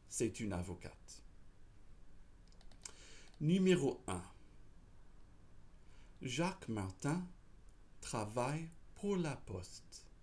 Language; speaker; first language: French; non-native, fluent; English